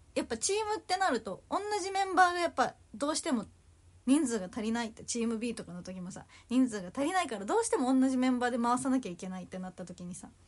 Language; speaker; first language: Japanese; native; Japanese